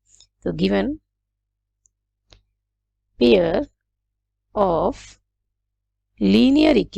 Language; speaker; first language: Hindi; native; Hindi